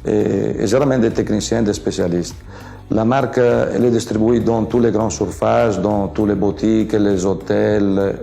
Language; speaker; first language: French; non-native, fluent; Italian